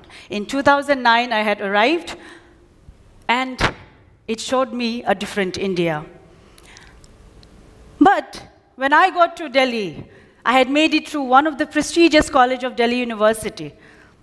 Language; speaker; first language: English; non-native, local second language; Nyishi